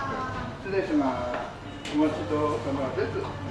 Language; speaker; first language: Japanese; native; Japanese